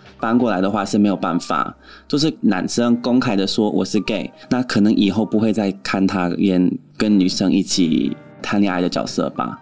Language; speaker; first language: Chinese; non-native, fluent; English